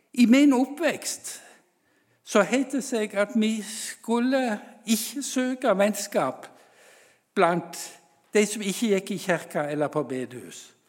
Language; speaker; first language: Norwegian; native; Norwegian